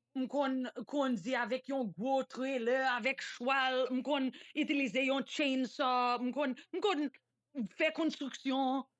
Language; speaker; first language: Haitian Creole; early bilingual, heritage; Haitian Creole